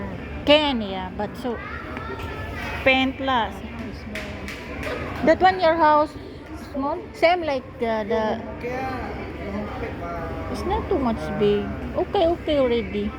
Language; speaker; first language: English; non-native, learner; Filipino